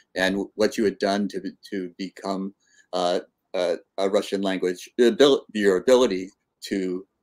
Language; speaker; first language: English; native; English